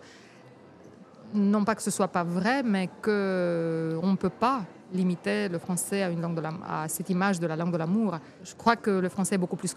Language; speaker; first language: French; non-native, fluent; Romanian